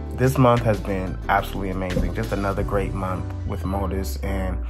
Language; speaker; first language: English; native; English